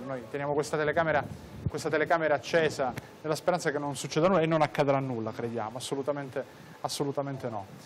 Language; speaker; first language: Italian; native; Italian